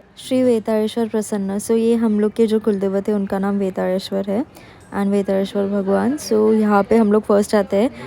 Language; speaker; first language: Hindi; non-native, local second language; Marathi